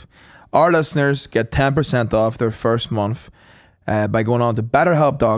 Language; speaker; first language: English; native; English